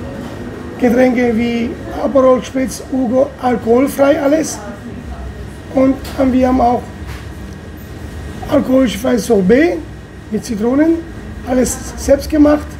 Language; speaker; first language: German; non-native, fluent; Italian